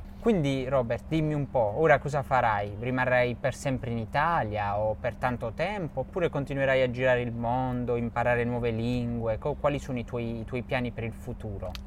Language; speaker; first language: Italian; native; Italian